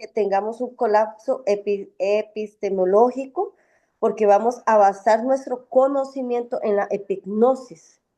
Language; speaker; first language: Spanish; native; Spanish